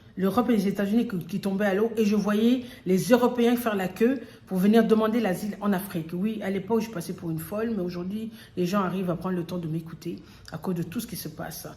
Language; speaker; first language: French; early bilingual, other home language; Lingala